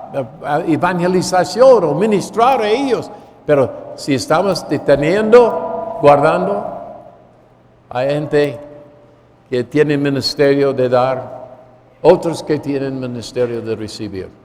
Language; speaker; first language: Spanish; non-native, fluent; English